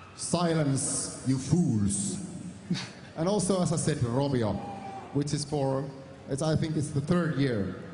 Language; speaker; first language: English; non-native, fluent; Finnish